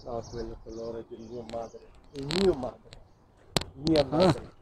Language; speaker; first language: Italian; non-native, learner; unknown